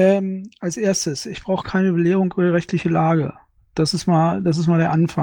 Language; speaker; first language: German; native; German